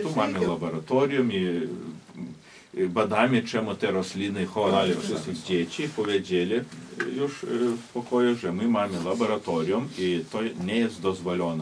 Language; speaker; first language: Polish; non-native, local second language; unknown